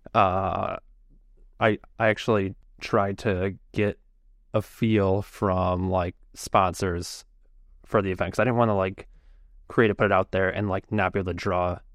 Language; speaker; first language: English; native; English